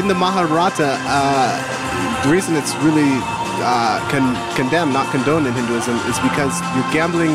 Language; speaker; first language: English; native; English